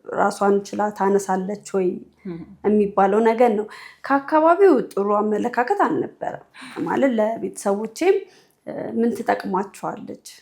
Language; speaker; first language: Amharic; native; Amharic